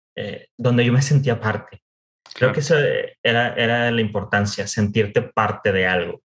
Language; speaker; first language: Spanish; native; Spanish